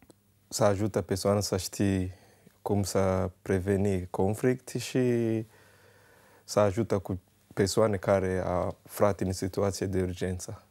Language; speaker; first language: Romanian; non-native, learner; Kinyarwanda